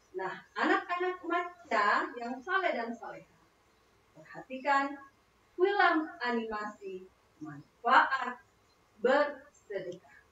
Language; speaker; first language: Indonesian; native; Indonesian